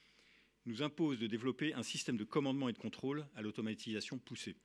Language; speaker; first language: French; native; French